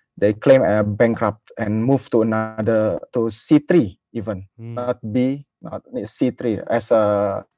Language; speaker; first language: English; non-native, learner; Indonesian